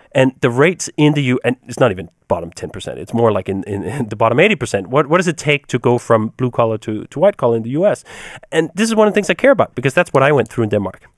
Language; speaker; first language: English; non-native, fluent; Danish